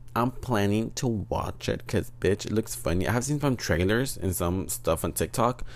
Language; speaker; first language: English; early bilingual, other home language; Spanish